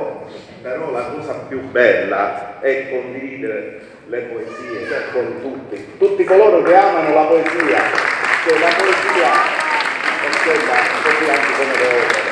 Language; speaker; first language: Italian; native; Italian